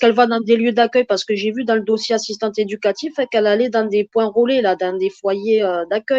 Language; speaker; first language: French; native; French